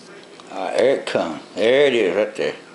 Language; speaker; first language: English; native; English